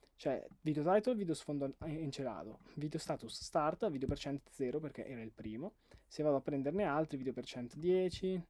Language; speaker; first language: Italian; native; Italian